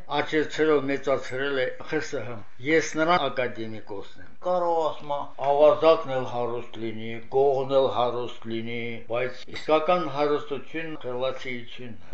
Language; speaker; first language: Armenian; native; Armenian